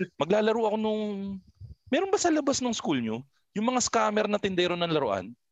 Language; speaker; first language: Filipino; native; Filipino